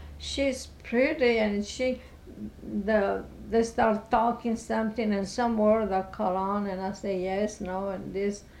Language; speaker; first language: English; non-native, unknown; Italian